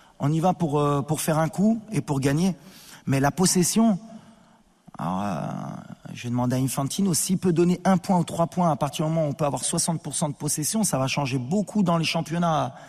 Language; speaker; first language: French; early bilingual, other home language; Arabic